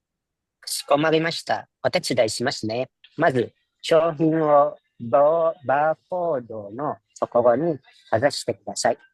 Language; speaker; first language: Japanese; non-native, learner; Indonesian